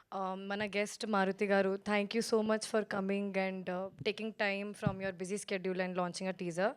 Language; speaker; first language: Telugu; non-native, fluent; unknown